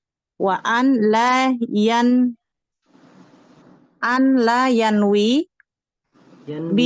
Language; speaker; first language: Arabic; non-native, learner; Indonesian